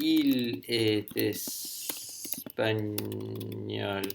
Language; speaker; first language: French; non-native, learner; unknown